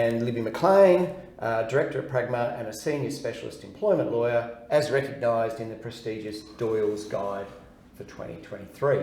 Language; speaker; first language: English; native; English